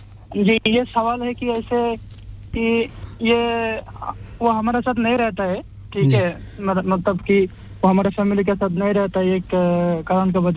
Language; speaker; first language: Hindi; non-native, fluent; Bangla